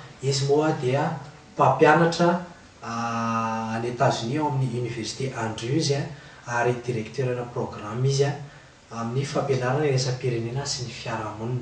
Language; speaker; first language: Malagasy; native; Malagasy